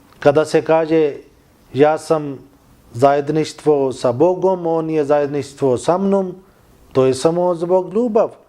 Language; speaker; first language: Bosnian; non-native, learner; Urdu